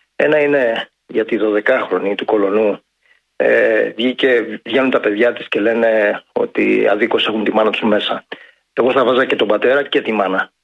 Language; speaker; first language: Greek; native; Greek